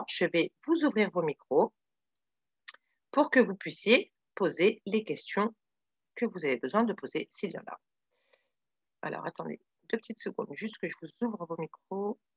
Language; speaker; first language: French; native; French